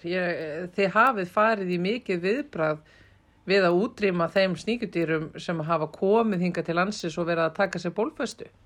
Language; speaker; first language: Icelandic; native; Icelandic